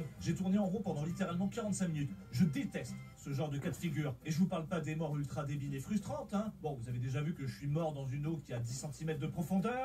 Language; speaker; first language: French; native; French